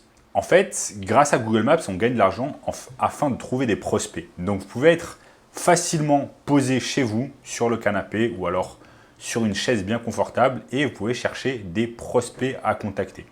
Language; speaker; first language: French; native; French